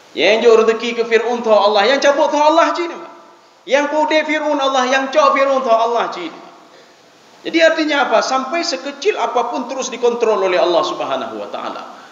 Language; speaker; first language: Malay; non-native, local second language; Achinese